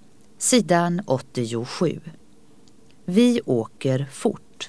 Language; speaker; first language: Swedish; native; Swedish